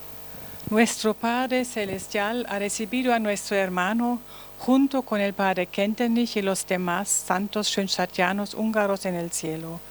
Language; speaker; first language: Spanish; non-native, learner; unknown